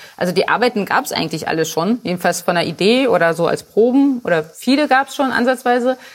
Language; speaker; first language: German; early bilingual, other home language; Polish